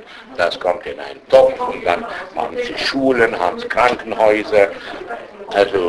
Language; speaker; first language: German; non-native, fluent; Arabic